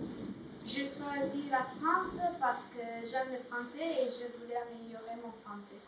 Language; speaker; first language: French; non-native, fluent; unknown